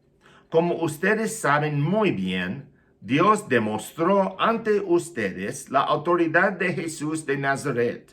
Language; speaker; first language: Spanish; non-native, fluent; English